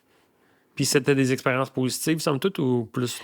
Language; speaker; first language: French; native; French